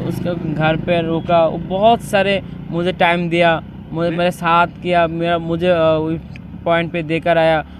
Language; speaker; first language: Hindi; non-native, learner; Bangla